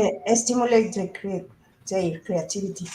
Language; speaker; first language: English; non-native, learner; Spanish